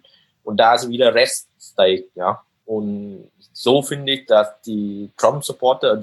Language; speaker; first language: German; non-native, fluent; Vietnamese